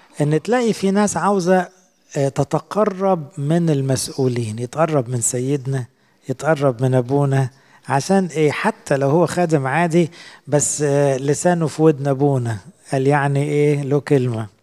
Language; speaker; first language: Arabic; native; Arabic